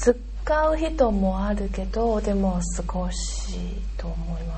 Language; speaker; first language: Japanese; non-native, learner; Chinese